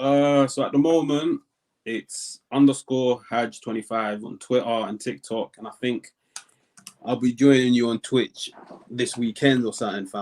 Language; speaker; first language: English; native; English